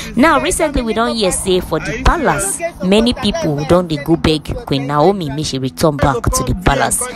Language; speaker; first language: Nigerian Pidgin; non-native, local second language; Yoruba